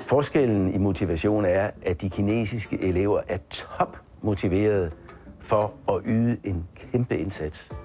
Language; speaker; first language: Danish; native; Danish